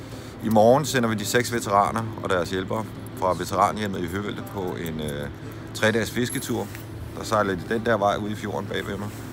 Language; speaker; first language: Danish; native; Danish